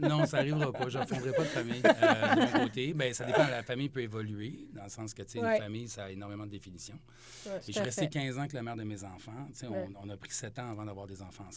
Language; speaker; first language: French; native; French